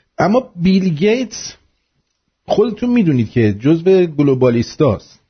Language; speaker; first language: Persian; native; Persian